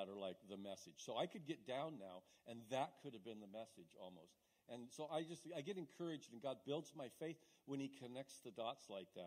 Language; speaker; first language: English; native; English